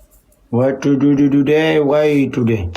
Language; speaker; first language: English; non-native, learner; Pashto